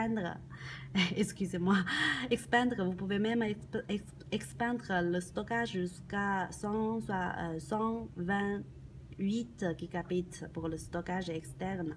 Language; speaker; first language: French; non-native, learner; Chinese